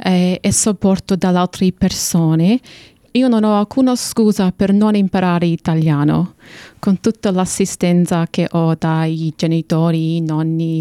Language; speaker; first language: Italian; non-native, fluent; English